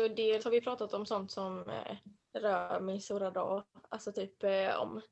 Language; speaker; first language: Swedish; native; Swedish